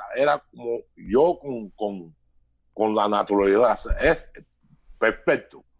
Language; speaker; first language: Spanish; early bilingual, heritage; Spanish